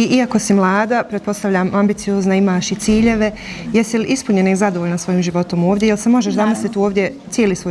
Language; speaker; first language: Bosnian; native; Bosnian